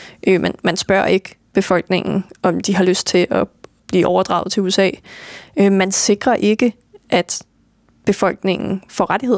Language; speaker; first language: Danish; native; Danish